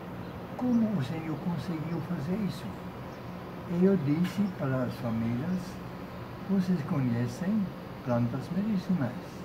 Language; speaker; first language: Portuguese; non-native, fluent; German